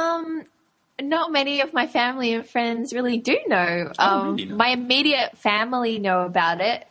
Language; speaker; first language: English; native; English